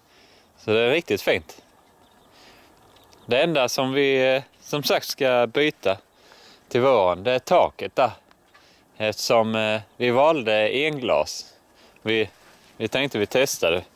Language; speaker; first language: Swedish; native; Swedish